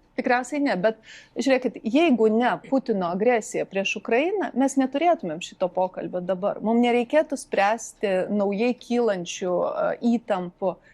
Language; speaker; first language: Lithuanian; native; Lithuanian